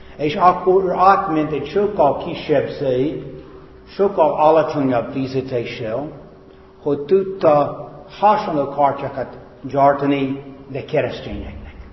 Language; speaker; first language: Hungarian; native; Hungarian